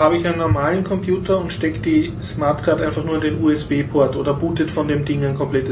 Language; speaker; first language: German; native; German